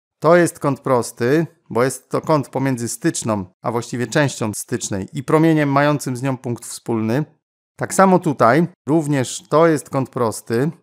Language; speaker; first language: Polish; native; Polish